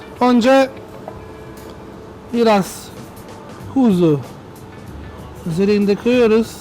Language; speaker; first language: Turkish; non-native, learner; Italian